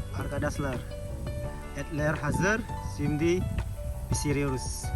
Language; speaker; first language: Turkish; non-native, learner; Indonesian